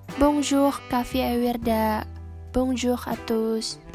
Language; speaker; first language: French; non-native, learner; Indonesian